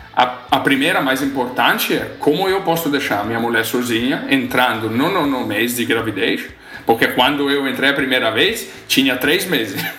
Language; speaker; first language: Portuguese; non-native, fluent; Italian